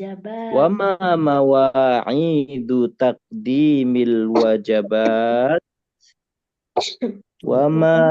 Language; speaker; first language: Arabic; non-native, fluent; Indonesian